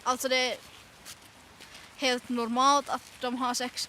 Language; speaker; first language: Swedish; non-native, local second language; Finnish